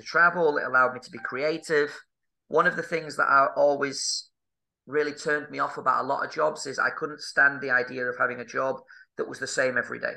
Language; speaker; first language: English; native; English